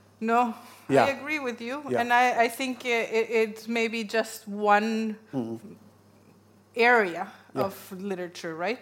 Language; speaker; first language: English; non-native, fluent; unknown